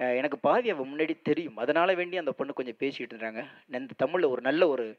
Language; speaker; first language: Tamil; native; Tamil